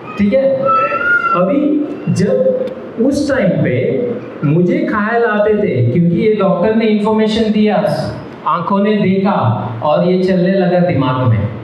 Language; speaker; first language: Hindi; non-native, local second language; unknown